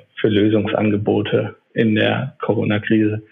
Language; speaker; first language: German; native; German